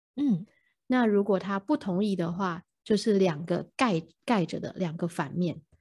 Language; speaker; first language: Chinese; native; Chinese